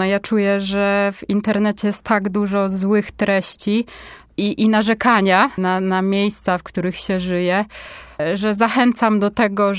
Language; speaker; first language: Polish; native; Polish